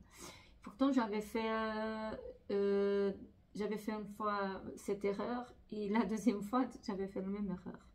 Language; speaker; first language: French; non-native, fluent; Portuguese